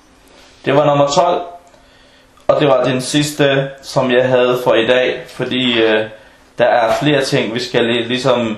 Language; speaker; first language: Danish; early bilingual, other home language; Arabic